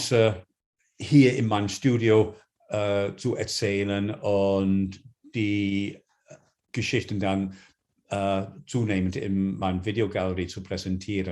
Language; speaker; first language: German; non-native, fluent; English